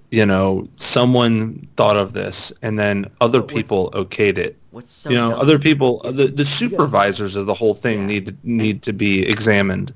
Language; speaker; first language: English; native; English